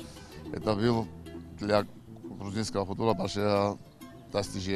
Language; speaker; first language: Russian; non-native, local second language; Georgian